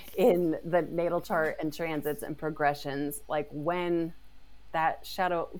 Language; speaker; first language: English; native; English